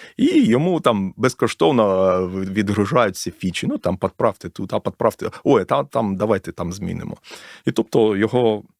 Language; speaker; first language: Ukrainian; non-native, local second language; Russian